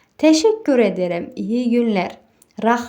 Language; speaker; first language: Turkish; non-native, fluent; Uzbek